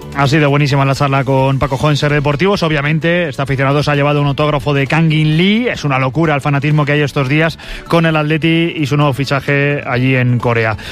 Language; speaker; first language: Spanish; native; Spanish